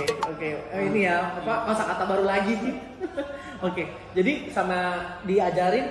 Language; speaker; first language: Indonesian; native; Indonesian